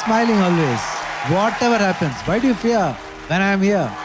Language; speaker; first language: Kannada; native; Kannada